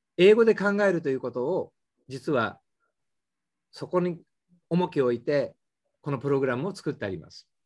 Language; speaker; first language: Japanese; native; Japanese